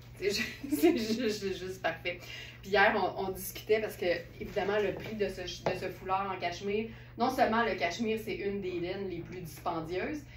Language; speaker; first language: French; native; French